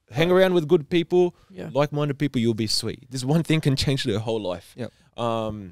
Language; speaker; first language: English; native; English